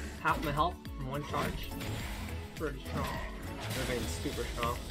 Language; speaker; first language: English; native; English